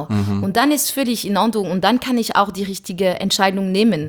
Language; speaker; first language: German; non-native, fluent; French